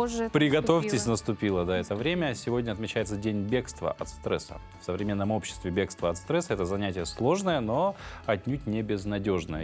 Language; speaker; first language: Russian; native; Russian